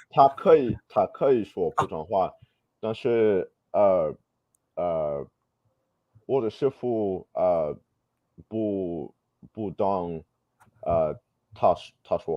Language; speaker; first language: Chinese; non-native, learner; English